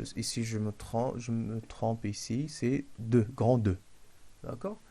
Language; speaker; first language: French; non-native, local second language; Arabic